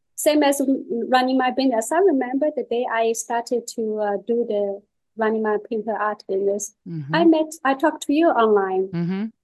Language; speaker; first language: English; non-native, learner; Chinese